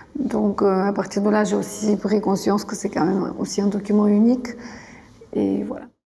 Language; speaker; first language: French; non-native, fluent; Bulgarian